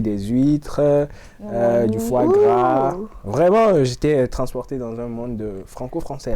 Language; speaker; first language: French; non-native, local second language; Ewe